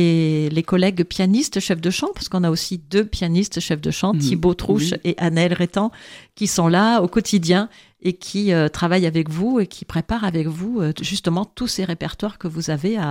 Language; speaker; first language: French; native; French